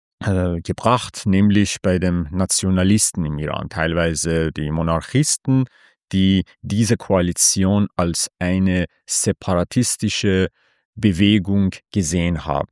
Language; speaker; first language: German; non-native, fluent; Persian